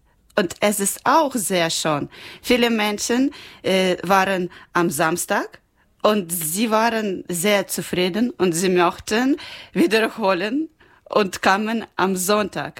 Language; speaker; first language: German; non-native, learner; Ukrainian